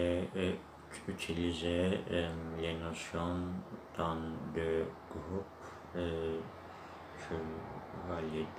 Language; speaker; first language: French; non-native, learner; Turkish